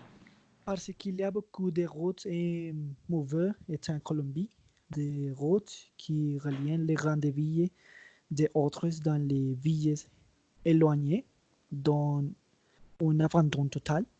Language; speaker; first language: French; non-native, learner; Spanish